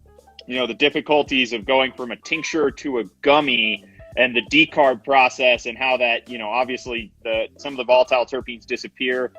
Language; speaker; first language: English; native; English